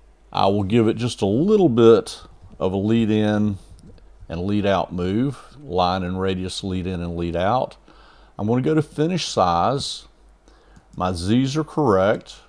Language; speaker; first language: English; native; English